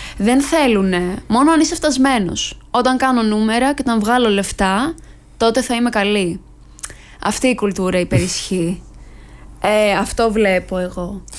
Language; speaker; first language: Greek; early bilingual, other home language; Albanian